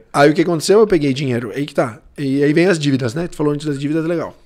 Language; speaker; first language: Portuguese; early bilingual, other home language; Italian